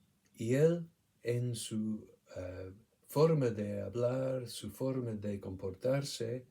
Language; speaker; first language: Spanish; non-native, fluent; English